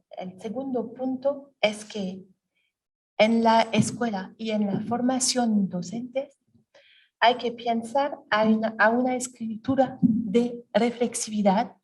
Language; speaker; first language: Spanish; non-native, learner; French